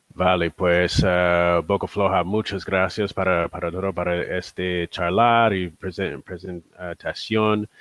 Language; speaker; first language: Spanish; non-native, learner; English